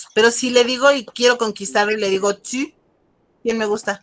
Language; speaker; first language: Spanish; native; Spanish